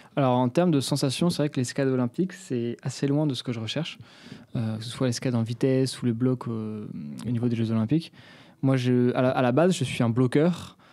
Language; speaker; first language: French; native; French